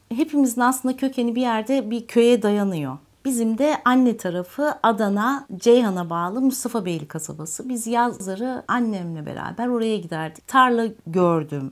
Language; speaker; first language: Turkish; native; Turkish